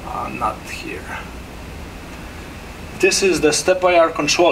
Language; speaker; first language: English; non-native, fluent; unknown